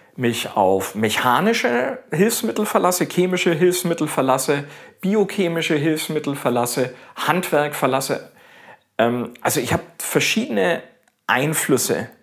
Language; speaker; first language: German; native; German